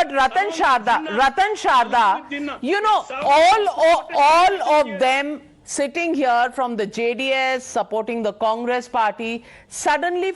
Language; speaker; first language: English; non-native, local second language; Hindi